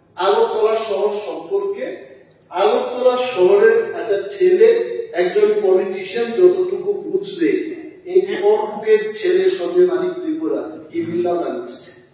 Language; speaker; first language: Bangla; non-native, local second language; Kok Borok